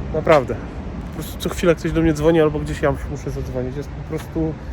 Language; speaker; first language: Polish; native; Polish